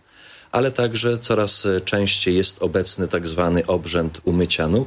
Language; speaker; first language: Polish; native; Polish